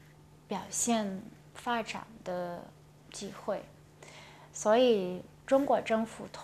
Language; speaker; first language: Chinese; non-native, local second language; Cantonese